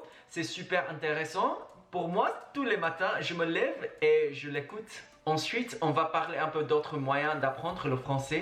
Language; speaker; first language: French; non-native, fluent; Chinese